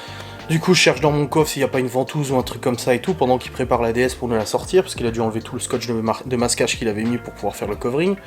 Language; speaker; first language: French; native; French